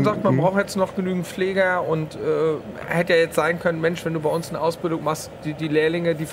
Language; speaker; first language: German; native; German